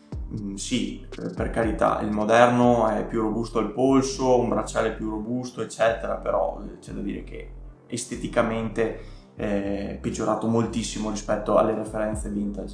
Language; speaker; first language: Italian; native; Italian